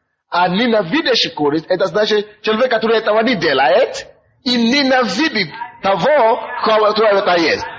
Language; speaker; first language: Russian; non-native, fluent; Yoruba